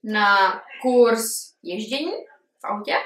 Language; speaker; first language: Czech; early bilingual, heritage; Czech